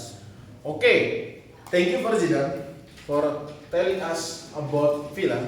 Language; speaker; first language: English; non-native, learner; Indonesian